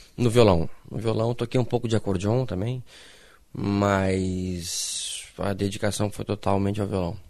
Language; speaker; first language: Portuguese; native; Portuguese